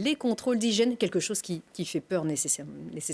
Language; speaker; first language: French; native; French